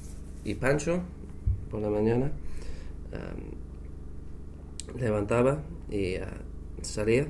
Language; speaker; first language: Spanish; non-native, learner; English